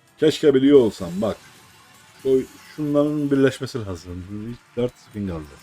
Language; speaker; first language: Turkish; native; Turkish